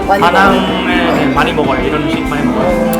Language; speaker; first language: Korean; non-native, fluent; Vietnamese